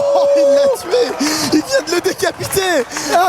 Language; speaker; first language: French; native; French